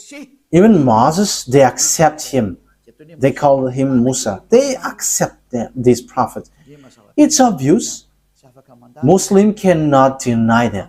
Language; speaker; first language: English; non-native, fluent; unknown